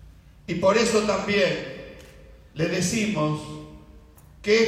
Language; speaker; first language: Spanish; native; Spanish